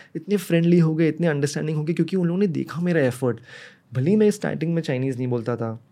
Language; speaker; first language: Hindi; native; Hindi